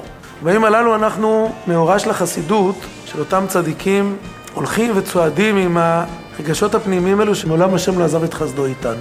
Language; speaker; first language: Hebrew; native; Hebrew